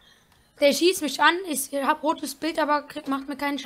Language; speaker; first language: German; native; German